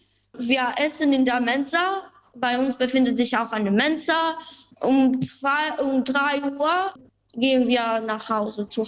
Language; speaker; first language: German; non-native, learner; Albanian